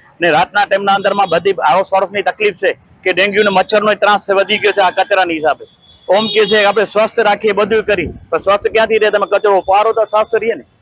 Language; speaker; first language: Gujarati; native; Gujarati